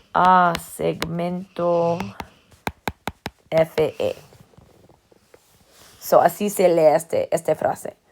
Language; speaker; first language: Spanish; non-native, fluent; English